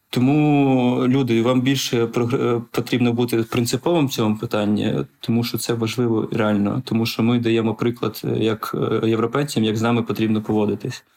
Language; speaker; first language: Ukrainian; non-native, local second language; Russian